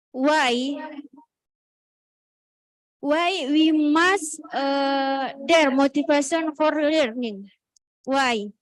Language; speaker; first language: English; non-native, learner; Indonesian